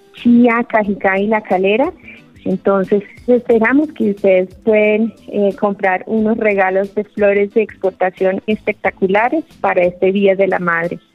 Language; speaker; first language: Spanish; non-native, fluent; English